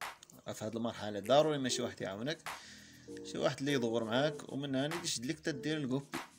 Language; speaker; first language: Arabic; native; Arabic